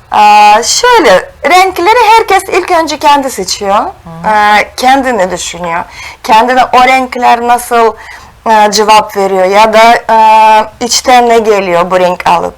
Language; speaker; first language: Turkish; non-native, fluent; Russian